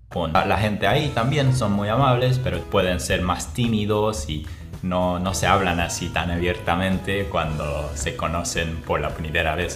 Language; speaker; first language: Spanish; non-native, fluent; Japanese